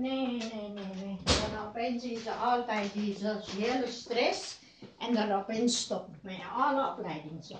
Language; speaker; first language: Dutch; non-native, learner; Nepali